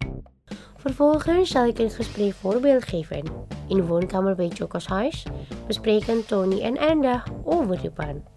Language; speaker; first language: Dutch; non-native, learner; Indonesian